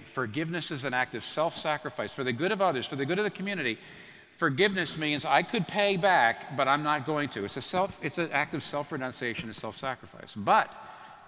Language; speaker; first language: English; native; English